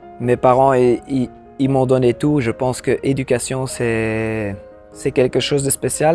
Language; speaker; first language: French; non-native, local second language; Dutch